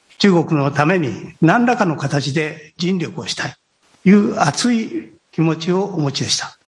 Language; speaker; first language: Japanese; native; Japanese